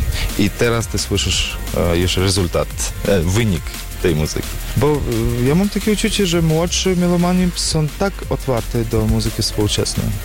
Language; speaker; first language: Polish; non-native, learner; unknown